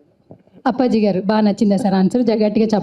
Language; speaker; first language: Telugu; native; Telugu